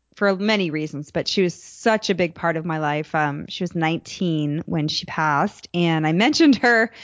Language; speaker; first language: English; native; English